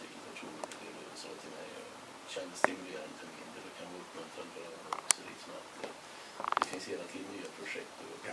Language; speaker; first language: Swedish; native; Swedish